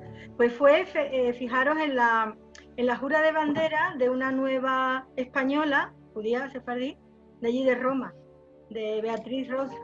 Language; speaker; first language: Spanish; native; Spanish